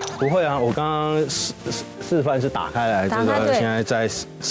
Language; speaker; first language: Chinese; native; Chinese